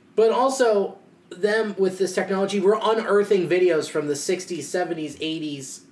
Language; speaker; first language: English; native; English